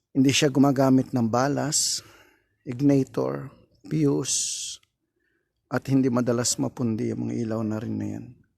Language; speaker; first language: Filipino; native; Filipino